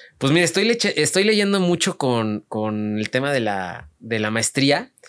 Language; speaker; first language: Spanish; native; Spanish